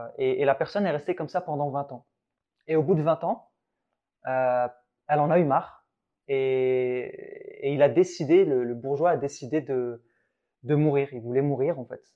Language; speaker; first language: French; early bilingual, other home language; Arabic